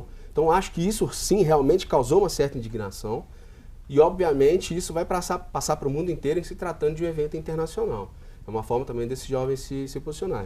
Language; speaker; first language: Portuguese; native; Portuguese